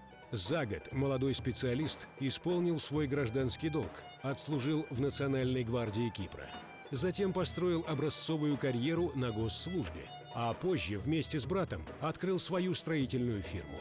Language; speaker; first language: Russian; native; Russian